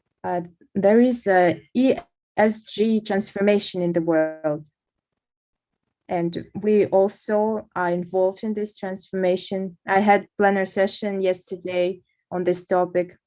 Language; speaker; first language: English; non-native, fluent; Russian